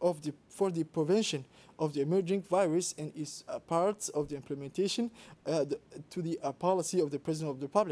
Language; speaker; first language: English; non-native, fluent; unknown